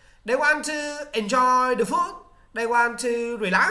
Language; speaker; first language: English; non-native, learner; Vietnamese